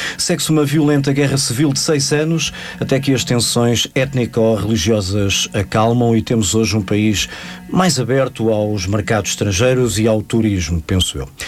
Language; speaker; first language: Portuguese; native; Portuguese